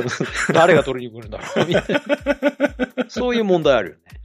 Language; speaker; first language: Japanese; native; Japanese